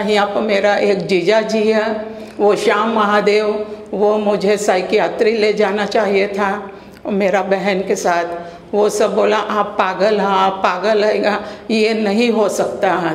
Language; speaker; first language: Hindi; early bilingual, heritage; Caribbean Hindustani